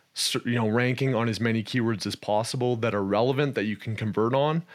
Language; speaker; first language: English; native; English